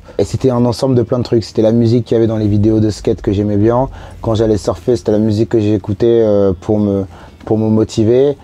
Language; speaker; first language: French; native; French